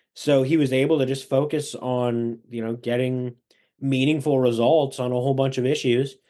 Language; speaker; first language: English; native; English